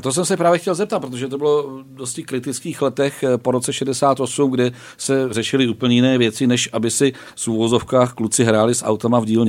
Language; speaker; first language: Czech; native; Czech